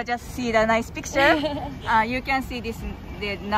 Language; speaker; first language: English; non-native, fluent; Japanese